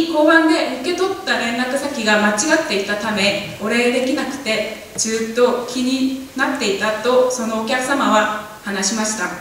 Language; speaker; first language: Japanese; non-native, fluent; Korean